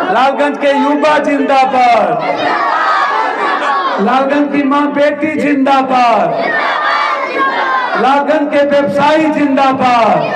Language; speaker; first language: Hindi; non-native, local second language; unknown